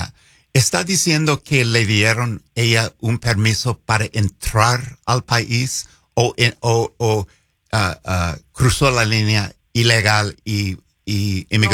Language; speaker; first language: Spanish; non-native, fluent; English